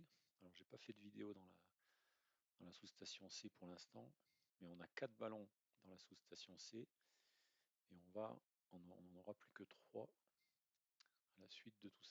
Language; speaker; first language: French; native; French